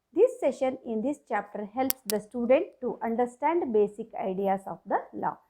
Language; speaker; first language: English; non-native, local second language; Kannada